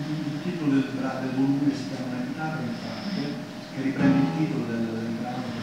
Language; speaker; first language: Italian; native; Italian